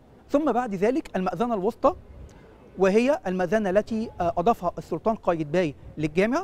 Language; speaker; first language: Arabic; native; Arabic